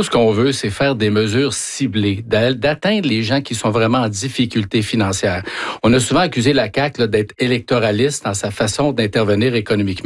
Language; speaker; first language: French; native; French